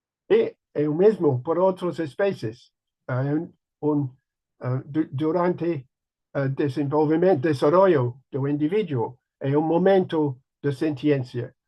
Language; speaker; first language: Spanish; non-native, learner; English